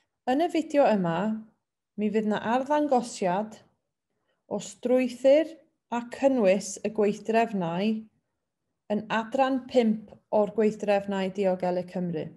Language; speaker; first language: Welsh; native; Welsh